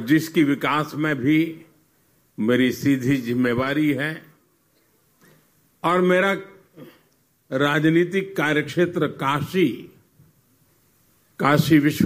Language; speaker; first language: Hindi; non-native, local second language; Gujarati